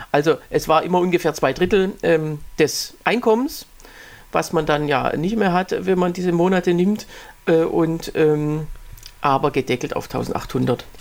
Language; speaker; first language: German; native; German